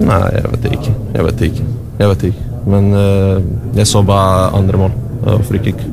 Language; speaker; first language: Norwegian; non-native, learner; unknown